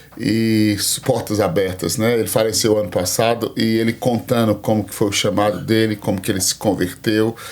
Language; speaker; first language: Portuguese; native; Portuguese